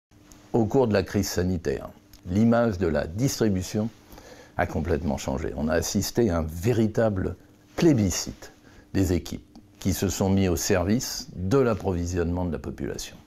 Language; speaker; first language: French; native; French